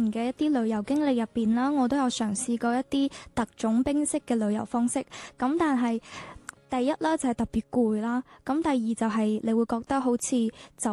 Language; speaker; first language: Cantonese; native; Cantonese